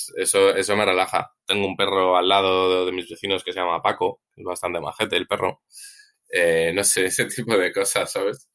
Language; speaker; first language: Spanish; native; Spanish